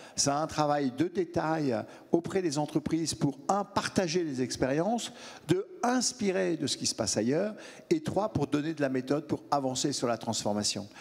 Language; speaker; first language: French; native; French